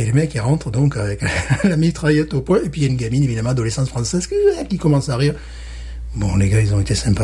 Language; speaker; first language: French; native; French